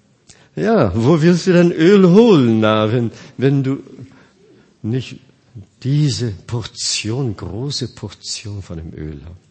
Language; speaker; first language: German; non-native, fluent; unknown